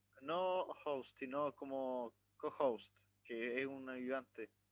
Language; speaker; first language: Spanish; native; Spanish